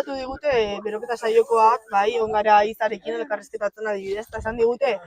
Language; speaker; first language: Basque; native; Basque